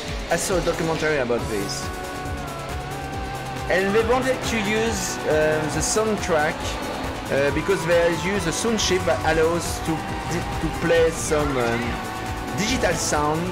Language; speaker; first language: English; non-native, fluent; French